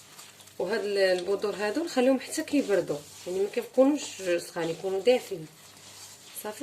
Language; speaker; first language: Arabic; native; Arabic